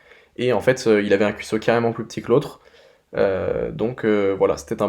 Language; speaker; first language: French; native; French